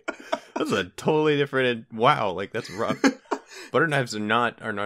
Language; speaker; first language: English; native; English